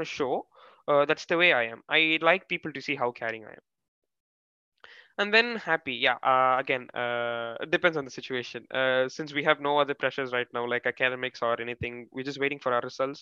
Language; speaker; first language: English; non-native, local second language; Tamil